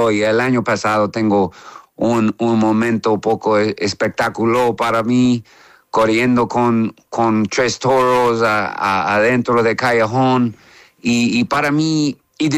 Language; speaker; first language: Spanish; non-native, learner; English